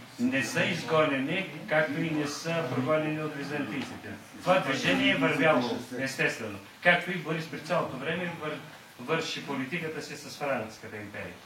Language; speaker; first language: Bulgarian; native; Bulgarian